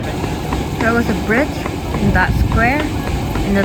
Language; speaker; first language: English; non-native, learner; Korean